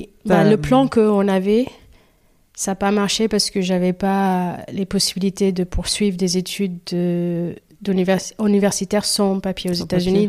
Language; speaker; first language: French; non-native, fluent; Kabuverdianu